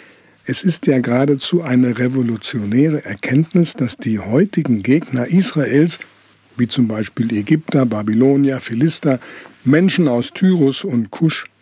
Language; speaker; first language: German; native; German